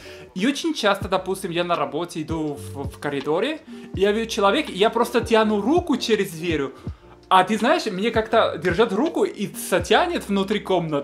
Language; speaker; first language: Russian; non-native, fluent; Spanish